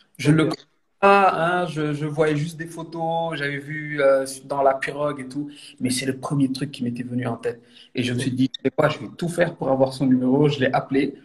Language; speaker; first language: French; non-native, local second language; Wolof